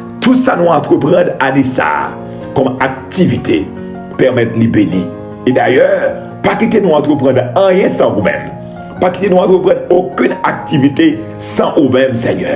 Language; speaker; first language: French; non-native, local second language; Haitian Creole